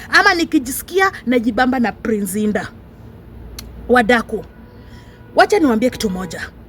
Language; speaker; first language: Swahili; non-native, local second language; Luyia